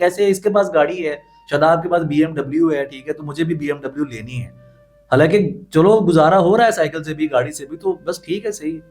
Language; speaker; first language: Urdu; non-native, local second language; Punjabi